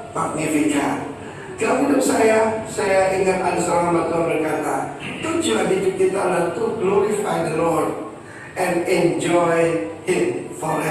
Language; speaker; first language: Indonesian; native; Indonesian